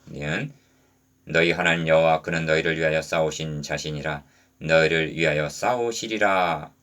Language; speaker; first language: Korean; native; Korean